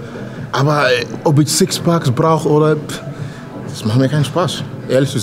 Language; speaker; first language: German; non-native, fluent; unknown